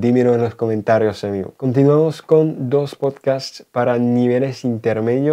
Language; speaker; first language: Spanish; non-native, fluent; French